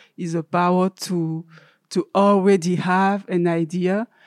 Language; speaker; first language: English; non-native, learner; French